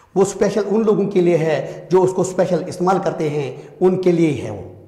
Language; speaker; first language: Hindi; native; Hindi